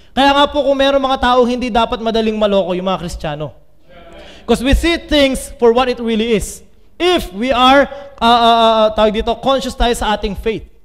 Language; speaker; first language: Filipino; native; Filipino